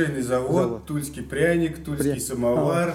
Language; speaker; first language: Russian; native; Russian